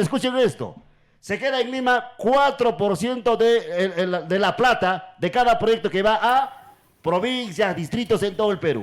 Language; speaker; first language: Spanish; native; Spanish